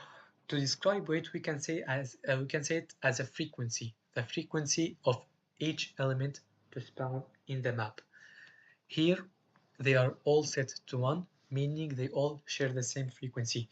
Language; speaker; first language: English; non-native, fluent; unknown